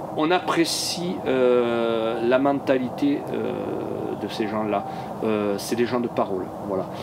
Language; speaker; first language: French; native; French